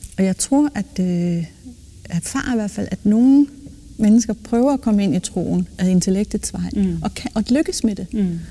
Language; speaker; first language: Danish; native; Danish